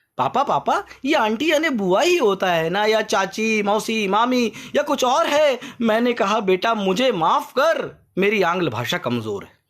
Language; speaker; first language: Hindi; native; Hindi